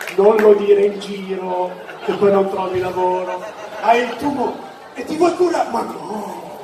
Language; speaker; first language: Italian; early bilingual, other home language; Arabic